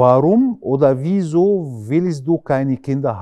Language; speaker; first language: German; non-native, fluent; Arabic